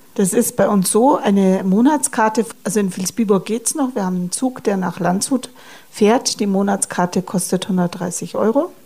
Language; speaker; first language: German; native; German